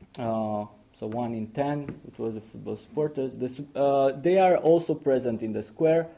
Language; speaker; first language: English; non-native, fluent; Romanian